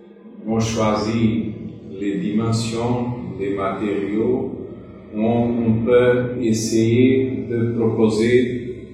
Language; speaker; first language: French; non-native, fluent; Portuguese